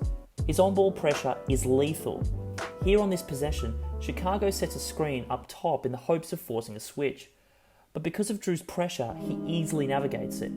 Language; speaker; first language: English; native; English